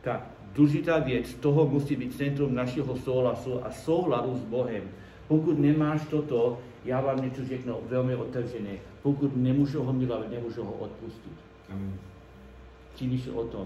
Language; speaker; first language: Czech; non-native, learner; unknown